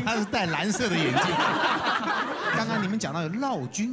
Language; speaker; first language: Chinese; native; Chinese